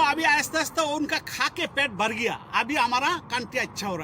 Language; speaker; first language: Hindi; non-native, fluent; Bangla